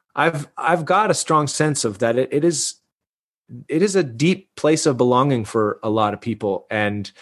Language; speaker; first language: English; native; English